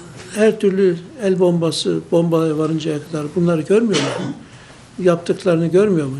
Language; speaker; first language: Turkish; native; Turkish